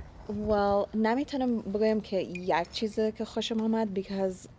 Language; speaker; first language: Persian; early bilingual, heritage; Persian